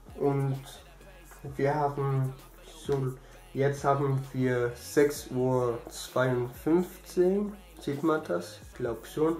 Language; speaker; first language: German; early bilingual, other home language; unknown